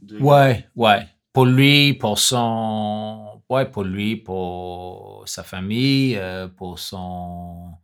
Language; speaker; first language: French; non-native, learner; English